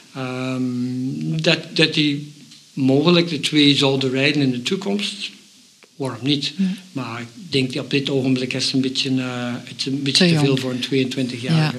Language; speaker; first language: Dutch; non-native, fluent; English